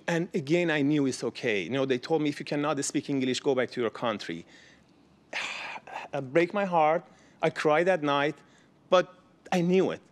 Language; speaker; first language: English; non-native, learner; Persian